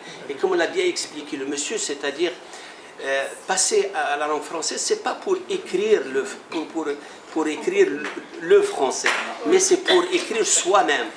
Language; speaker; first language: French; non-native, local second language; Arabic